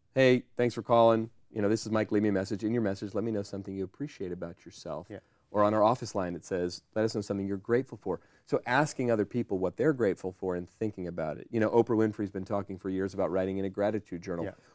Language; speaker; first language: English; native; English